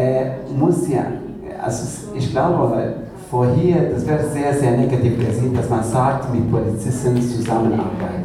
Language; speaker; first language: German; non-native, learner; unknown